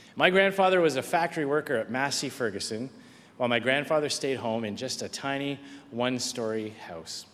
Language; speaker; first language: English; native; English